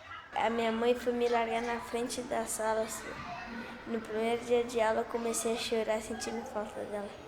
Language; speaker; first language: Portuguese; native; Portuguese